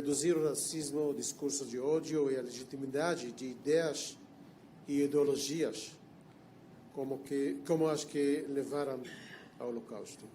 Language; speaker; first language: Portuguese; non-native, fluent; Hebrew